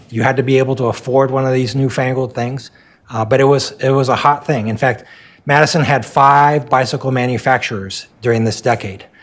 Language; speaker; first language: English; native; English